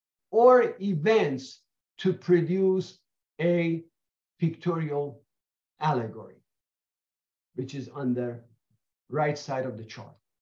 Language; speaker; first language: English; non-native, fluent; Persian